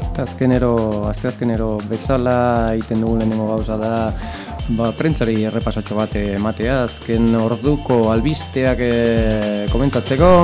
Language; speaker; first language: Basque; non-native, local second language; Spanish